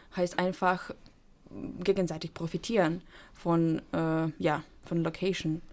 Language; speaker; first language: German; non-native, fluent; Ukrainian